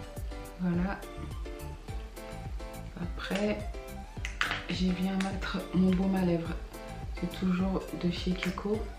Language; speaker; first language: French; early bilingual, other home language; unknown